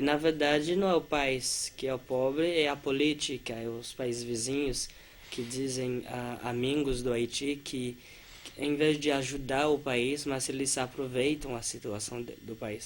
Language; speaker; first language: Portuguese; non-native, fluent; Haitian Creole